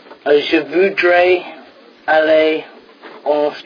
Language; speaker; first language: French; non-native, learner; English